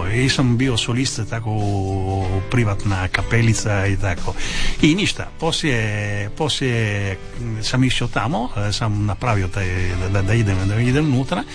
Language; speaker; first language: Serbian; early bilingual, heritage; Italian